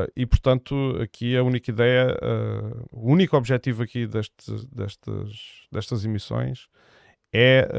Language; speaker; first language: Portuguese; native; Portuguese